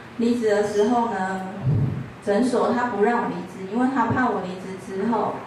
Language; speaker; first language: Chinese; native; Chinese